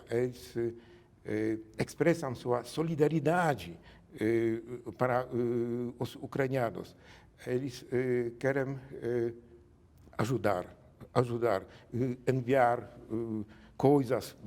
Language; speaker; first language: Portuguese; non-native, learner; Polish